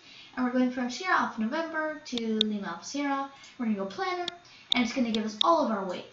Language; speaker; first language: English; native; English